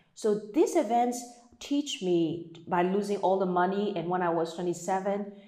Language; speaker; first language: English; non-native, fluent; Burmese